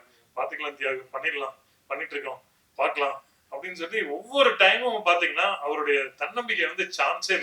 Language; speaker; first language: Tamil; native; Tamil